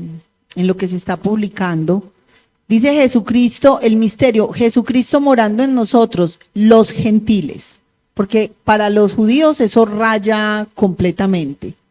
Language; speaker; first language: Spanish; native; Spanish